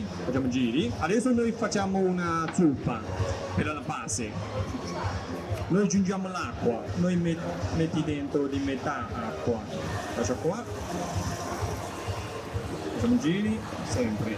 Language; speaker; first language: Italian; non-native, learner; Chinese